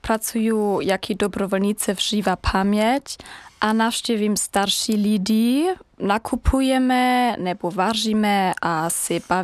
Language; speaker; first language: Czech; non-native, learner; German